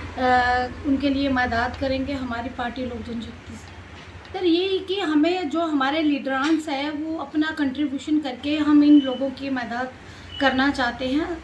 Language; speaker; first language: Urdu; non-native, local second language; Kashmiri